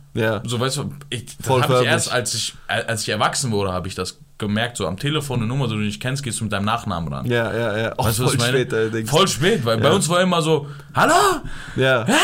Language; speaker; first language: German; early bilingual, other home language; Persian